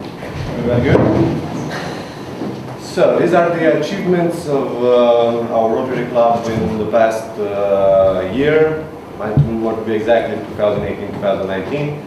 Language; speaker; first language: English; non-native, learner; Romanian